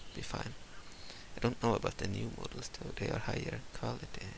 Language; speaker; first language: English; non-native, fluent; Swedish